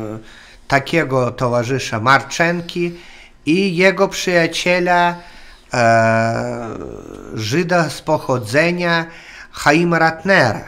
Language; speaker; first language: Polish; non-native, learner; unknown